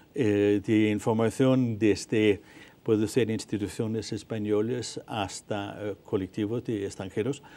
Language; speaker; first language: Spanish; non-native, fluent; Danish